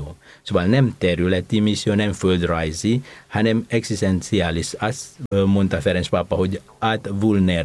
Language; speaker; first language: Hungarian; non-native, fluent; Indonesian